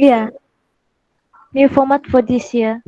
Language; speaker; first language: English; non-native, learner; Malay